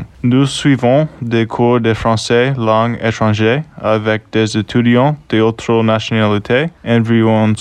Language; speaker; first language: French; non-native, fluent; English